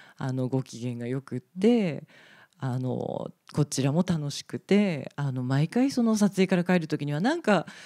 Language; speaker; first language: Japanese; native; Japanese